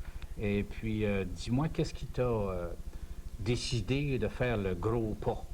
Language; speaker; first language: French; native; French